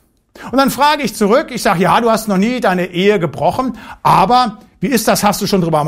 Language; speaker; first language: German; native; German